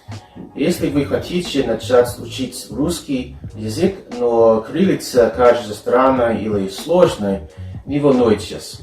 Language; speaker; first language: Russian; non-native, fluent; English